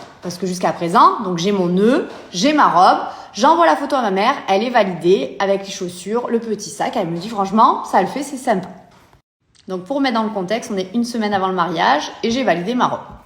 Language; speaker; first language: French; native; French